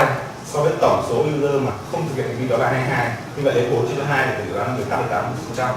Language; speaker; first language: Vietnamese; native; Vietnamese